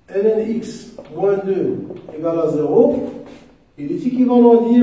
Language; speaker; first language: French; non-native, local second language; Arabic